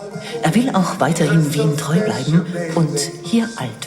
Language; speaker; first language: German; native; German